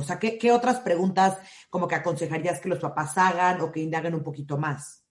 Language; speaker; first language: Spanish; native; Spanish